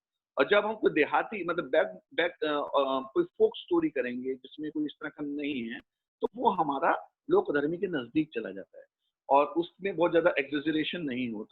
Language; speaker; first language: Hindi; native; Hindi